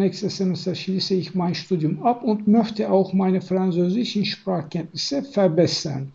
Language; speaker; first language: German; non-native, fluent; Turkish